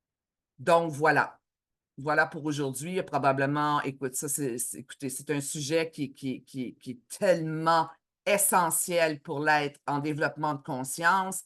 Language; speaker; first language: French; native; French